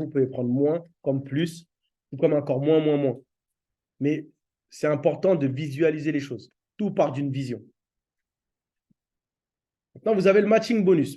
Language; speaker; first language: French; native; French